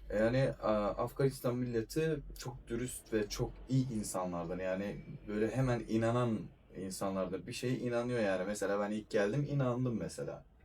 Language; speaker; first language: Turkish; non-native, fluent; Persian